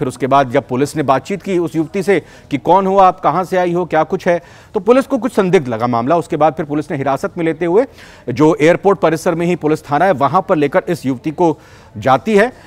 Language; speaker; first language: Hindi; native; Hindi